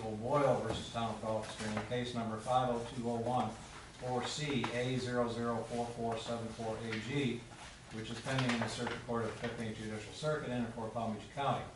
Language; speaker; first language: English; native; English